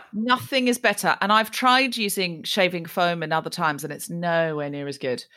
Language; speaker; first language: English; native; English